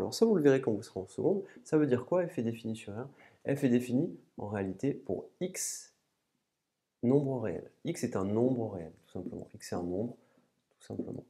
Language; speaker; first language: French; native; French